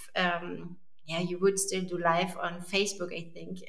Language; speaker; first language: English; non-native, fluent; French